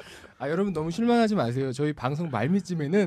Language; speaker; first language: Korean; native; Korean